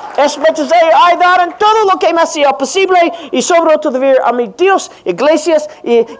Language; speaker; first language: Spanish; non-native, learner; English